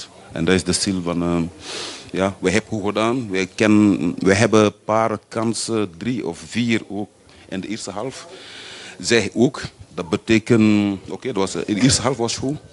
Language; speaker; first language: Dutch; non-native, fluent; French